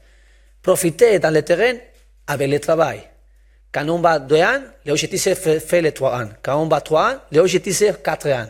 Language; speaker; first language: French; non-native, learner; Spanish